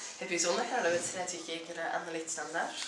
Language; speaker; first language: Dutch; native; Dutch